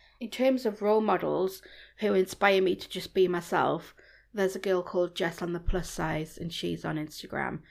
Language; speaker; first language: English; native; English